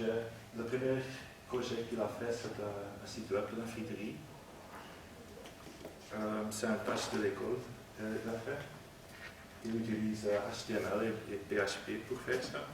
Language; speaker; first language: French; non-native, learner; Dutch